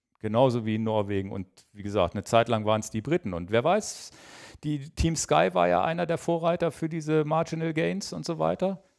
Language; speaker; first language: German; native; German